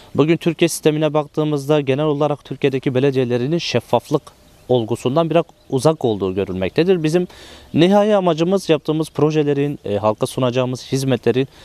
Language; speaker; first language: Turkish; native; Turkish